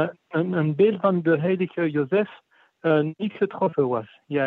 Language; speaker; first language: Dutch; non-native, fluent; French